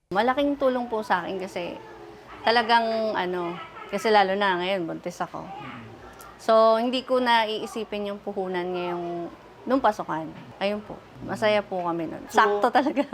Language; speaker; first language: Filipino; native; Filipino